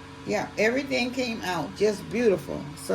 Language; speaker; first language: English; native; English